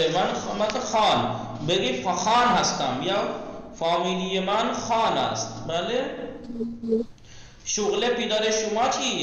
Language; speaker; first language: Persian; non-native, fluent; Urdu